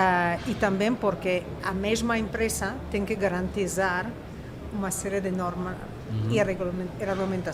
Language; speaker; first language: Portuguese; non-native, fluent; Italian